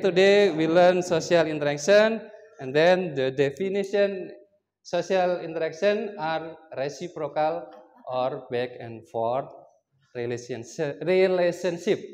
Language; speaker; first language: English; non-native, learner; Indonesian